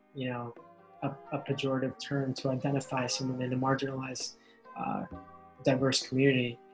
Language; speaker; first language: English; native; English